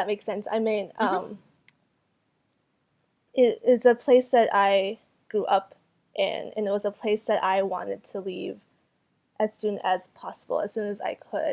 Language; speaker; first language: English; early bilingual, other home language; Cantonese